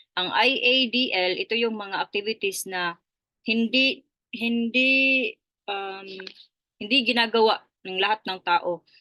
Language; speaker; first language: Filipino; native; Filipino